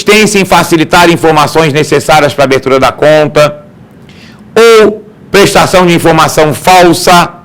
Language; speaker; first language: Portuguese; native; Portuguese